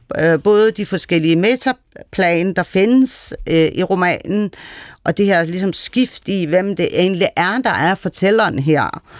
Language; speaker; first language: Danish; early bilingual, other home language; Persian